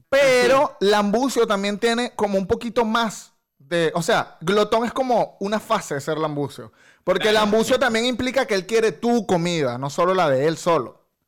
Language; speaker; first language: Spanish; native; Spanish